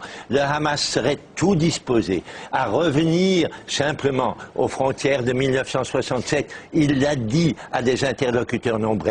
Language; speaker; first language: French; native; French